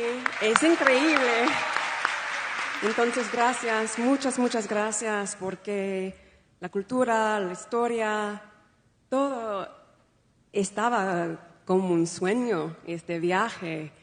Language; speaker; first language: Spanish; non-native, fluent; English